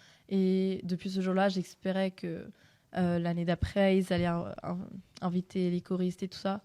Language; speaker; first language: French; non-native, fluent; Turkish